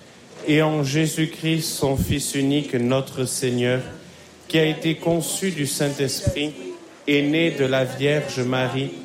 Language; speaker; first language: French; native; French